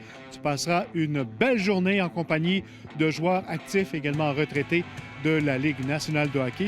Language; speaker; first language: French; native; French